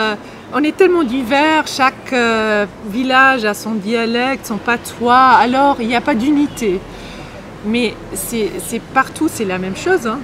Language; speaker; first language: French; non-native, fluent; German